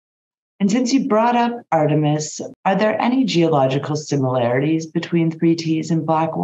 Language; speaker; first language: English; native; English